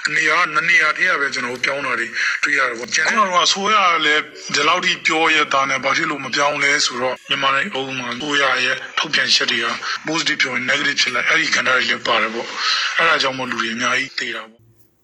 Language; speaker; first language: Burmese; non-native, local second language; Rohingya